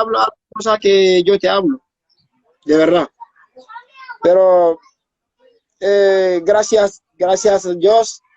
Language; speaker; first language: Spanish; non-native, learner; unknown